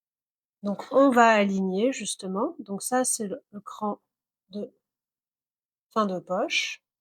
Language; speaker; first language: French; native; French